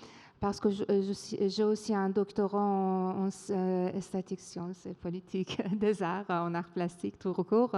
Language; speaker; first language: French; non-native, fluent; Persian